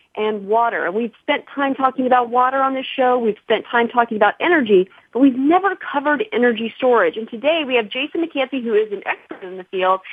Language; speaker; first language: English; native; English